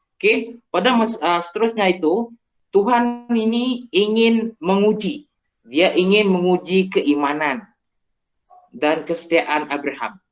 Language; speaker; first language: Malay; non-native, local second language; Iban